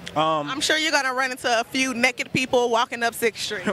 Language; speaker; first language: English; native; English